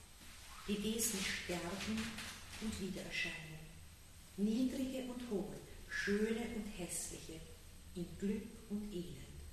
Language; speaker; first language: German; native; German